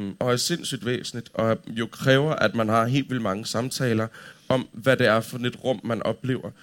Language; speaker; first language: Danish; native; Danish